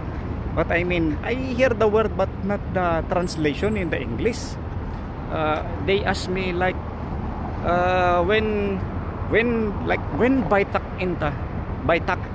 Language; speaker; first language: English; non-native, learner; Filipino